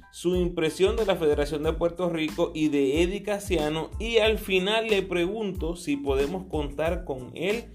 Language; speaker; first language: Spanish; native; Spanish